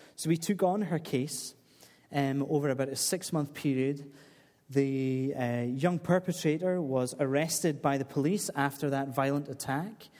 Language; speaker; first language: English; native; English